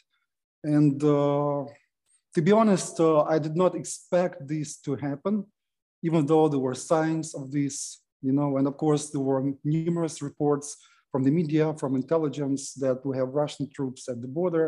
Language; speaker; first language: English; non-native, fluent; Russian